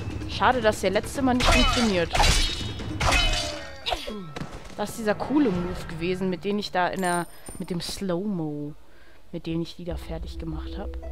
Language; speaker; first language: German; native; German